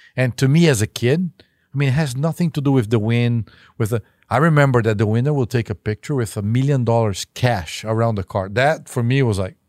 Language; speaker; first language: English; non-native, fluent; Portuguese